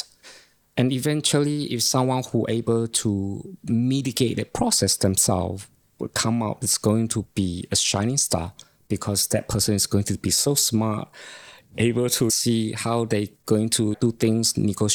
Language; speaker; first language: English; non-native, local second language; Chinese